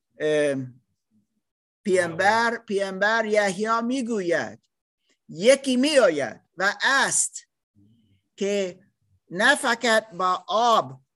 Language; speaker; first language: Persian; non-native, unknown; English